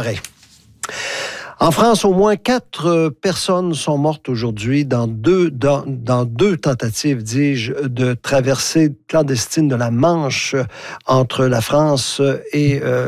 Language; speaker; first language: French; native; French